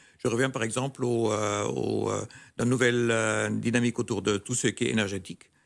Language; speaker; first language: French; non-native, fluent; German